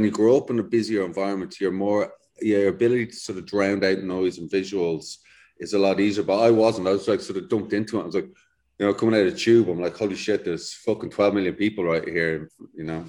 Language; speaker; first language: English; native; English